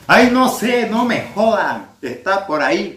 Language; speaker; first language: Spanish; native; Spanish